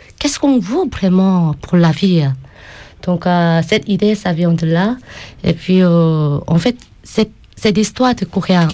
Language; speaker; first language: French; non-native, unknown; Korean